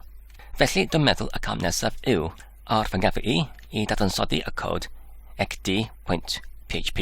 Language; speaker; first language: Welsh; non-native, learner; English